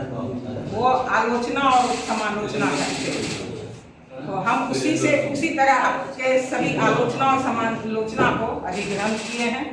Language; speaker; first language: Hindi; native; Hindi